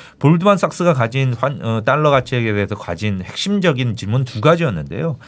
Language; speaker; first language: Korean; native; Korean